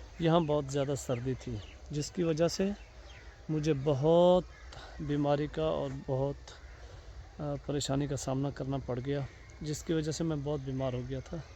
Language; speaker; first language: Urdu; non-native, local second language; Saraiki